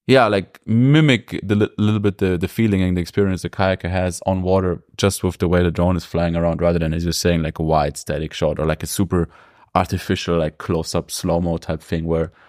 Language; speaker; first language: English; non-native, fluent; German